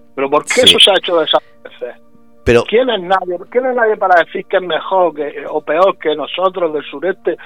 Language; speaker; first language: Spanish; native; Spanish